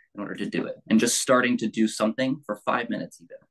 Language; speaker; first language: English; native; English